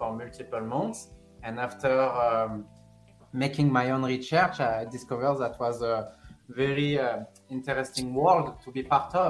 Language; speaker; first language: English; non-native, fluent; French